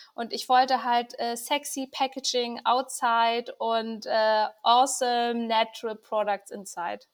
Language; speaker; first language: German; early bilingual, other home language; Persian